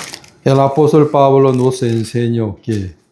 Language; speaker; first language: Spanish; non-native, fluent; Korean